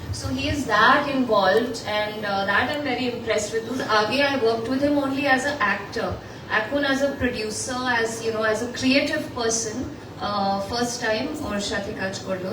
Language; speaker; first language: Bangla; non-native, learner; Hindi